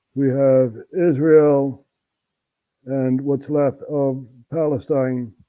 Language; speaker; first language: English; non-native, fluent; Dutch